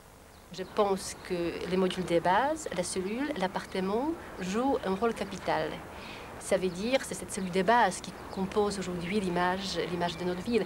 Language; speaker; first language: French; non-native, fluent; Polish